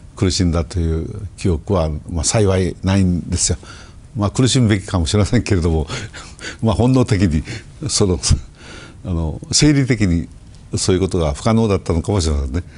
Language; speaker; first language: Japanese; native; Japanese